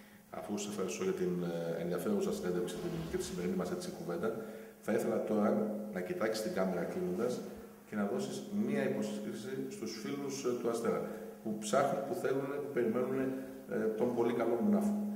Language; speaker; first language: Greek; native; Greek